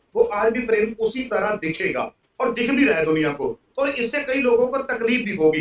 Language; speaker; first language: Hindi; non-native, local second language; Punjabi